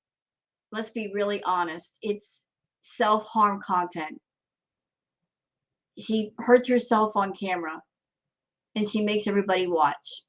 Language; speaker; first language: English; native; English